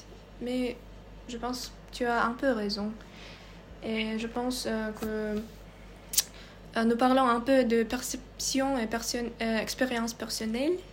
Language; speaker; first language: French; non-native, learner; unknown